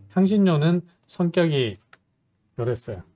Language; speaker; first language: Korean; native; Korean